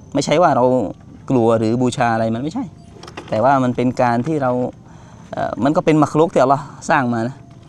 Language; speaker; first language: Thai; non-native, local second language; Malay